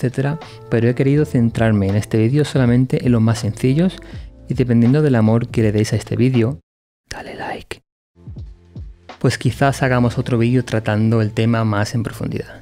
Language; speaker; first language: Spanish; native; Spanish